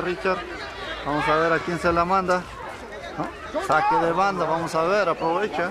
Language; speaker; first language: Spanish; native; Spanish